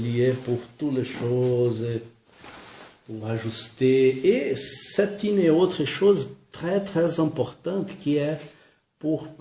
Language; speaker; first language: French; non-native, learner; Portuguese